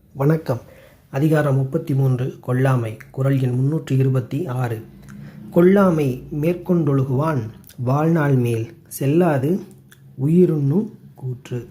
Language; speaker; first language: Tamil; native; Tamil